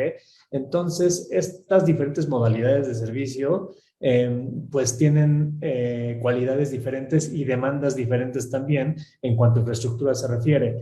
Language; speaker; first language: Spanish; native; Spanish